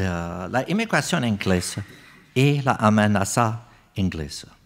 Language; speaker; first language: Spanish; non-native, fluent; English